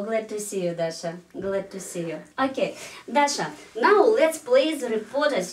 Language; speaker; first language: English; non-native, fluent; Russian